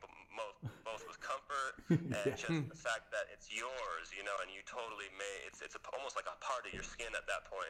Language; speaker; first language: English; native; English